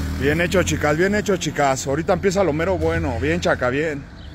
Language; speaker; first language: Spanish; native; Spanish